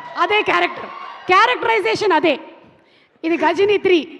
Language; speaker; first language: Telugu; native; Telugu